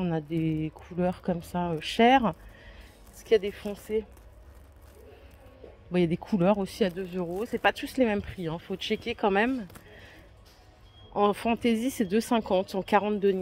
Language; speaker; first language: French; native; French